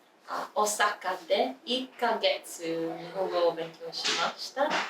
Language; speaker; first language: Japanese; non-native, learner; English